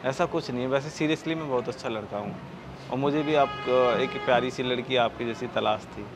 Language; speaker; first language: Hindi; native; Hindi